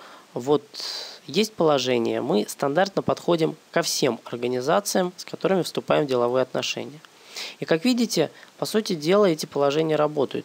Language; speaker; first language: Russian; native; Russian